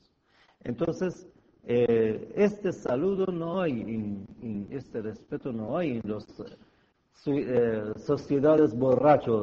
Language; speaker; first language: Spanish; non-native, fluent; Persian